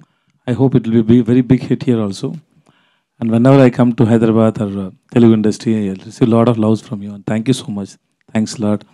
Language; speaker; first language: Telugu; non-native, learner; Tamil